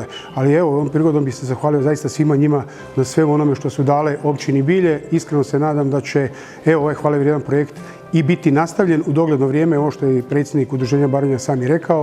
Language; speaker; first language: Croatian; native; Croatian